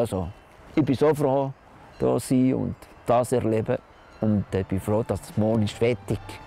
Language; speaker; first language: German; non-native, local second language; French